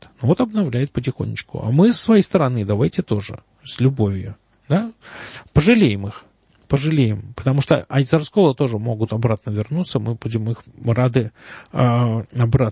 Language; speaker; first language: Russian; native; Russian